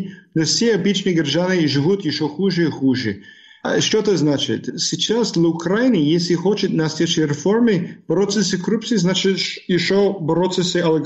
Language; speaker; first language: Russian; non-native, fluent; English